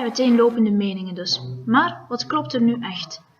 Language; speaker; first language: Dutch; native; Dutch